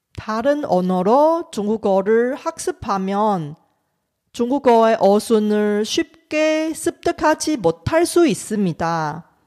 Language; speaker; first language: Korean; non-native, fluent; Chinese